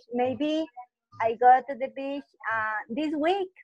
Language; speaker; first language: English; non-native, learner; Spanish